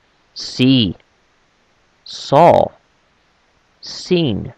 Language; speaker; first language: English; non-native, fluent; Korean